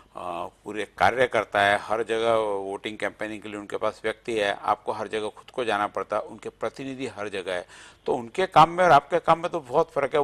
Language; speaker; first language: Hindi; non-native, local second language; Marathi